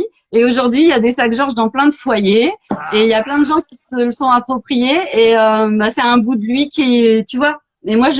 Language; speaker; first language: French; native; French